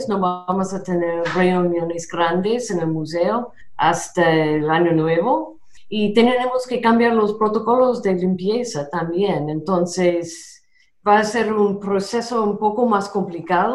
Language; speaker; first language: Spanish; non-native, fluent; English